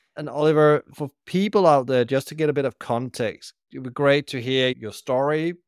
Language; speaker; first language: English; non-native, fluent; Danish